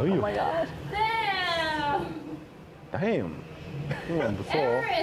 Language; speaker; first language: Chinese; non-native, fluent; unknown